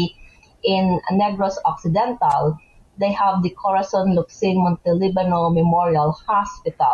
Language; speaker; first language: English; non-native, local second language; Hiligaynon